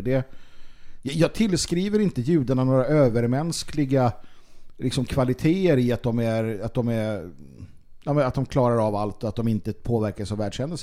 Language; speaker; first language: Swedish; native; Swedish